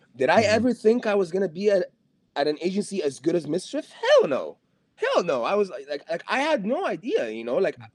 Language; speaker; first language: English; non-native, fluent; Arabic